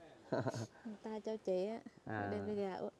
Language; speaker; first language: Vietnamese; non-native, local second language; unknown